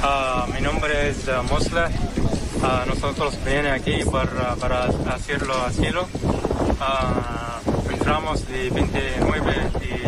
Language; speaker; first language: Spanish; non-native, learner; Arabic